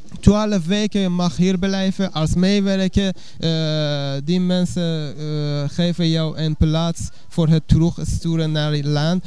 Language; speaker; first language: Dutch; non-native, learner; Persian